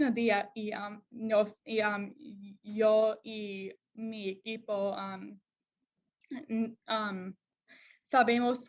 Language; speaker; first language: Spanish; non-native, learner; English